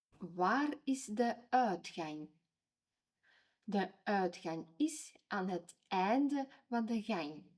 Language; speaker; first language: Dutch; non-native, fluent; Ukrainian